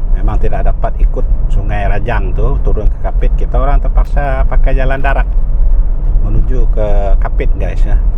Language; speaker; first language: Malay; non-native, local second language; Iban